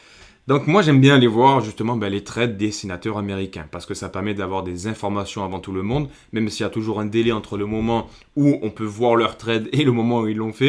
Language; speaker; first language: French; native; French